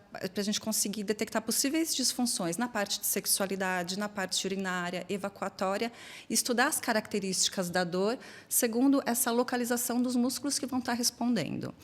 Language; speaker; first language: Portuguese; native; Portuguese